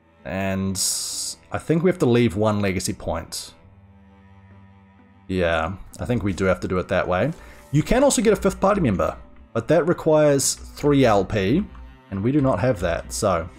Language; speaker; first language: English; native; English